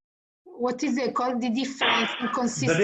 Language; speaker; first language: English; non-native, fluent; Italian